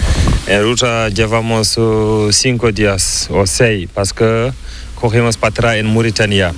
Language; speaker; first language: Spanish; non-native, local second language; Fula